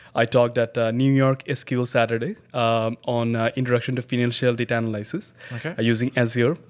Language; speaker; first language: English; non-native, local second language; Bangla